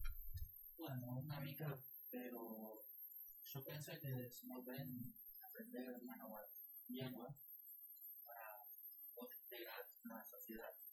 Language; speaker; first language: Catalan; non-native, learner; Spanish